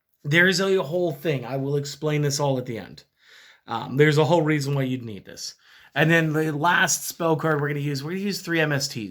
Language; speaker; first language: English; native; English